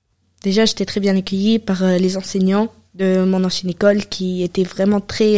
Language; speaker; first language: French; early bilingual, other home language; Arabic